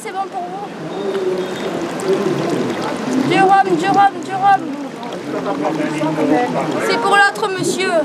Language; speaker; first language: French; native; French